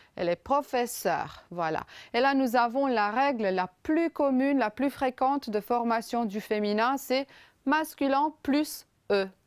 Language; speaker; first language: French; non-native, fluent; Romanian